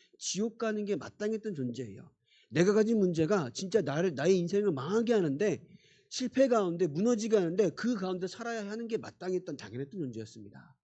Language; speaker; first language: Korean; native; Korean